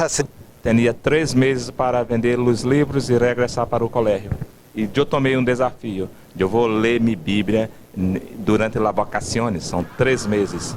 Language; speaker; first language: Spanish; non-native, fluent; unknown